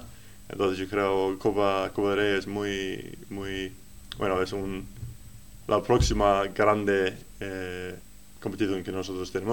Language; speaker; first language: Spanish; non-native, learner; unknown